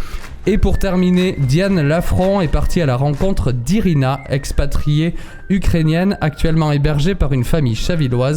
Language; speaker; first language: French; native; French